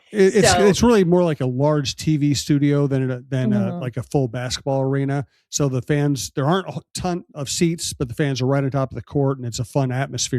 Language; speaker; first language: English; native; English